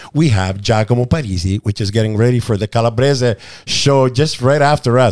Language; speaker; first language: English; early bilingual, other home language; Italian